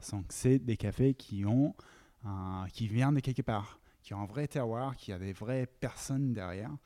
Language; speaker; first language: French; non-native, fluent; English